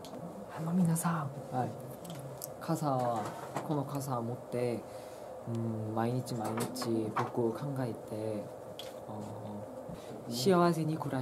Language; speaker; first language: Japanese; non-native, learner; Korean